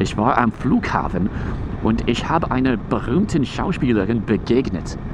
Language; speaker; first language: German; non-native, fluent; English